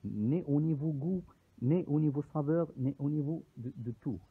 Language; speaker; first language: French; non-native, local second language; Arabic